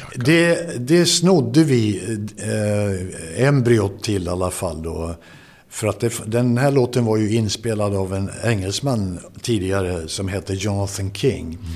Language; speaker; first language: Swedish; native; Swedish